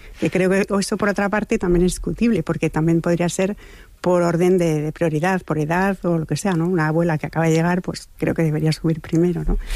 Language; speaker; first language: Spanish; non-native, fluent; French